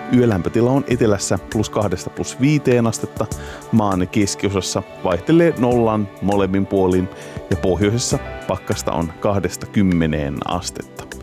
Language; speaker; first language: Finnish; native; Finnish